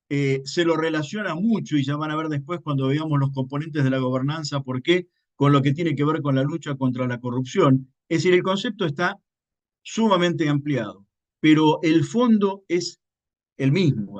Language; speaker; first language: Spanish; native; Spanish